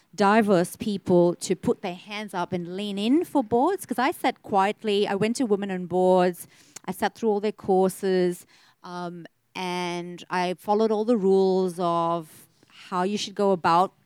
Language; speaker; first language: English; native; English